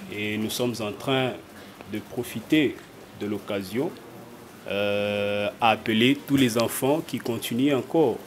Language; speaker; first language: French; non-native, local second language; Lingala